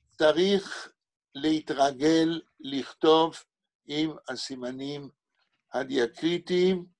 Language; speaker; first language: Hebrew; native; Hebrew